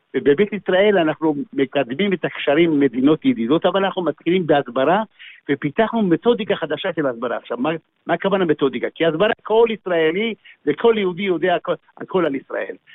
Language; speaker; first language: Hebrew; early bilingual, other home language; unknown